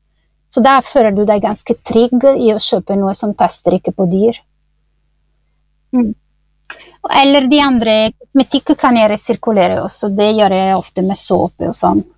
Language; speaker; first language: Norwegian; non-native, fluent; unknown